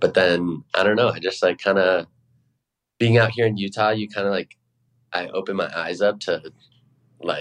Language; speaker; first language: English; native; English